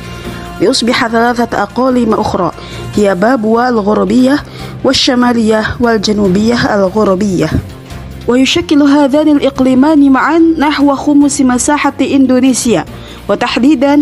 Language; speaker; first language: Arabic; non-native, learner; Indonesian